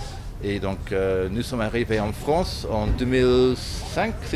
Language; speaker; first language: French; non-native, fluent; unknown